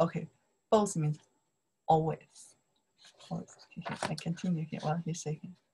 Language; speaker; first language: English; non-native, learner; Chinese